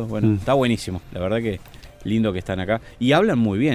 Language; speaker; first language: Spanish; native; Spanish